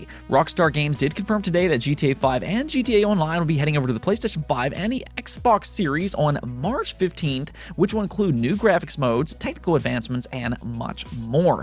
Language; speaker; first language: English; native; English